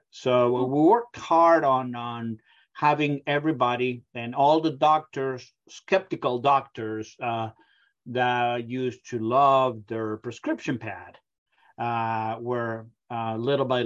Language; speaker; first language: English; non-native, fluent; Spanish